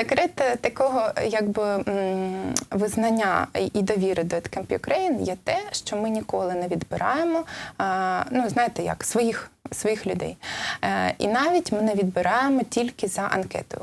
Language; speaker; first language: Ukrainian; native; Ukrainian